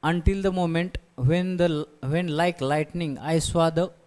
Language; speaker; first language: English; non-native, local second language; Marathi